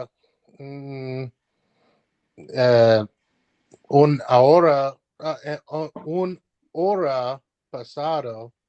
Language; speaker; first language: Spanish; non-native, learner; English